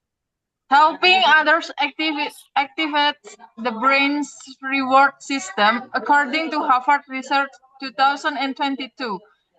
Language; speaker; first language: English; non-native, learner; Indonesian